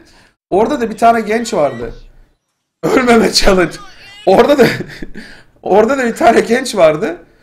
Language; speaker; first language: Turkish; native; Turkish